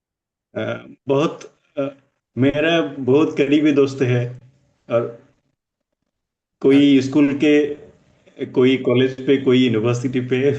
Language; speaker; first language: Hindi; non-native, learner; Bangla